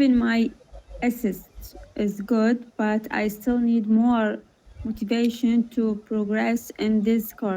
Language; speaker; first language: English; non-native, learner; Arabic